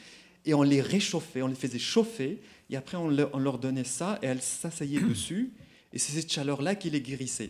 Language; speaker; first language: French; non-native, local second language; Arabic